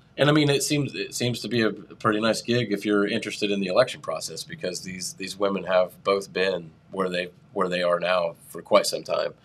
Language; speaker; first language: English; native; English